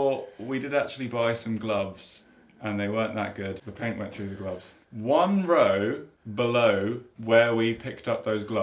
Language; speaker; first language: English; native; English